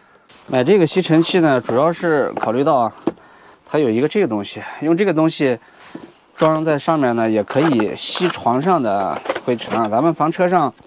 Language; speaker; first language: Chinese; native; Chinese